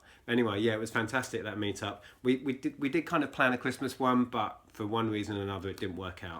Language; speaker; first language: English; native; English